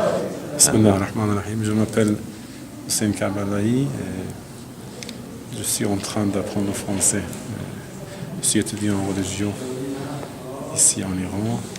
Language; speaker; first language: French; non-native, learner; Azerbaijani